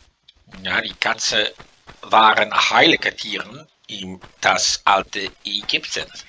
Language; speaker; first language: German; non-native, learner; Dutch